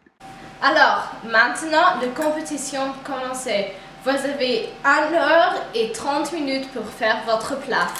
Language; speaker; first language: French; non-native, learner; English